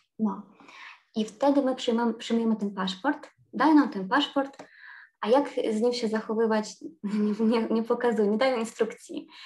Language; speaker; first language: Polish; non-native, fluent; Ukrainian